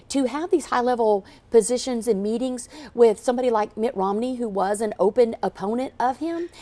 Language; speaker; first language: English; native; English